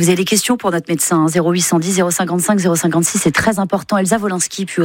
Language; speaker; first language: French; native; French